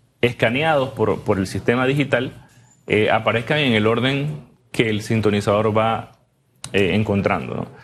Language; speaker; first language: Spanish; native; Spanish